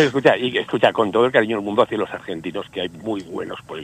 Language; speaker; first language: Spanish; native; Spanish